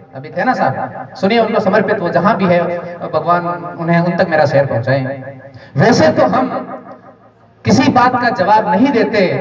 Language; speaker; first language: Hindi; native; Hindi